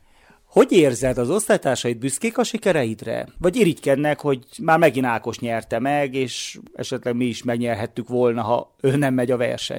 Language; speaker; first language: Hungarian; native; Hungarian